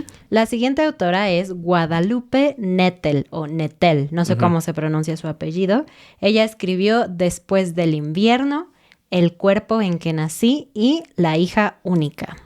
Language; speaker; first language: Spanish; native; Spanish